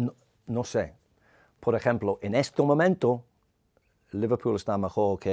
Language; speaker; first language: Spanish; non-native, learner; English